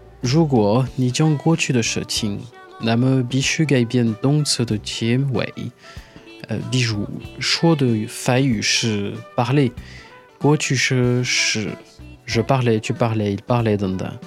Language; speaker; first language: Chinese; non-native, fluent; French